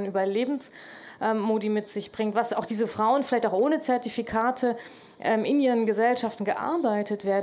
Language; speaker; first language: German; native; German